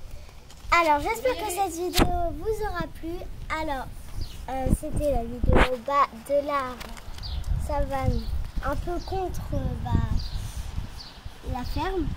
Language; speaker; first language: French; native; French